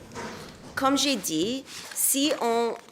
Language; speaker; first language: French; non-native, local second language; English